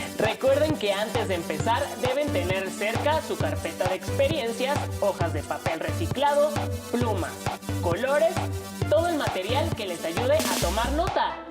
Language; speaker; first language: Spanish; native; Spanish